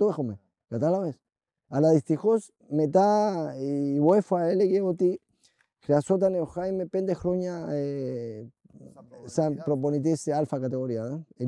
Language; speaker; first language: Greek; non-native, fluent; Spanish